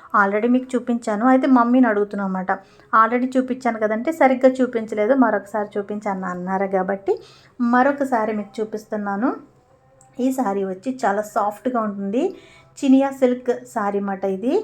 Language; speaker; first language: Telugu; native; Telugu